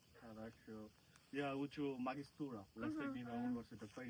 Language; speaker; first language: Russian; non-native, learner; Bangla